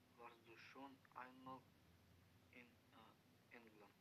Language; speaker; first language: German; non-native, learner; Macedonian